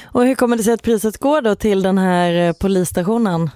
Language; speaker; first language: Swedish; native; Swedish